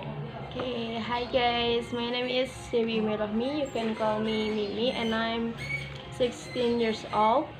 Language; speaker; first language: English; non-native, learner; Indonesian